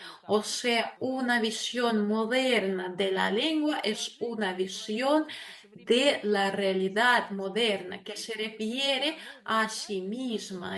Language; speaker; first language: Spanish; non-native, fluent; Russian